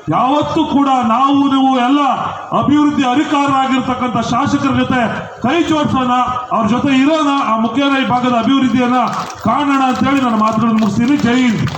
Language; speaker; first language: Kannada; native; Kannada